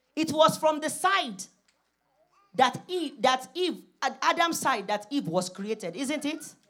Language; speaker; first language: English; non-native, local second language; Yoruba